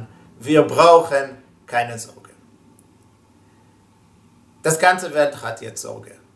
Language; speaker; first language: German; non-native, fluent; Hebrew